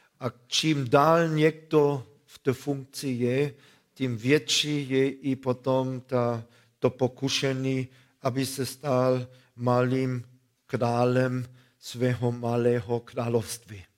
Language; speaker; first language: Czech; non-native, fluent; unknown